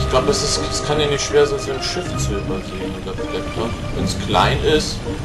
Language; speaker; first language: German; native; German